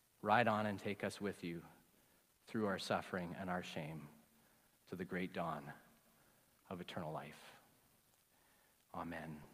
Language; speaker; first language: English; native; English